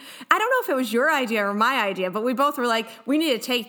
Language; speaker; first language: English; native; English